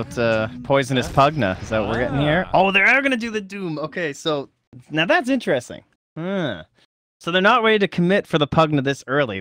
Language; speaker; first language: English; native; English